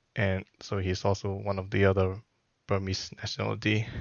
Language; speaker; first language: English; non-native, fluent; Burmese